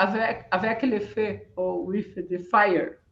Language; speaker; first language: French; non-native, learner; Portuguese